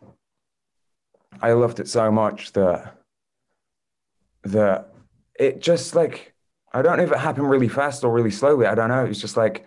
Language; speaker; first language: English; native; English